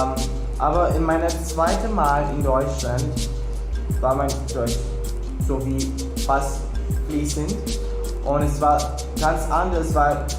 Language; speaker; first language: German; non-native, fluent; Portuguese